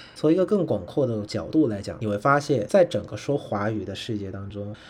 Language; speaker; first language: Chinese; non-native, fluent; Vietnamese